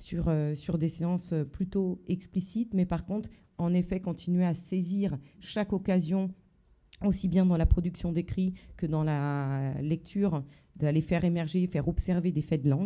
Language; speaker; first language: French; native; French